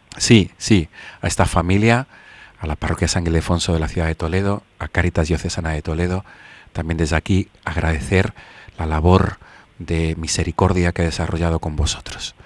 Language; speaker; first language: Spanish; native; Spanish